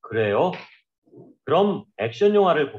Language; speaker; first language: Korean; non-native, learner; Vietnamese